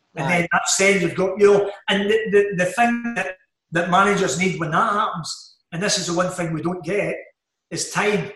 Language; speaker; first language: English; native; English